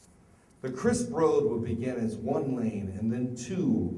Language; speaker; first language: English; native; English